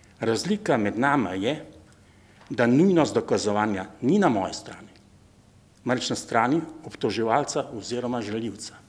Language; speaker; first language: Slovenian; native; Slovenian